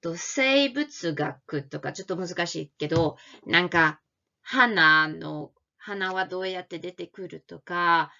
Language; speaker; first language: Japanese; non-native, fluent; French